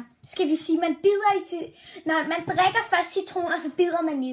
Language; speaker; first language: Danish; native; Danish